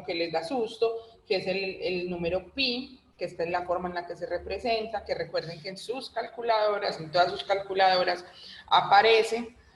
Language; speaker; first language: Spanish; native; Spanish